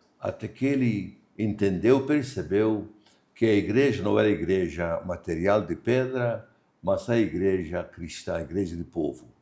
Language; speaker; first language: Portuguese; non-native, fluent; Maltese